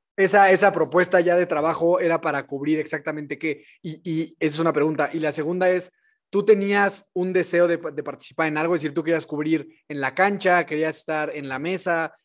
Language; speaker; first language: Spanish; native; Spanish